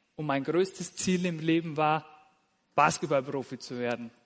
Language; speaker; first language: German; native; German